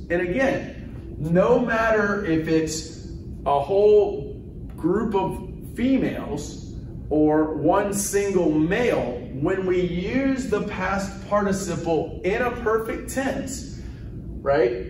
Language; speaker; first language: English; native; English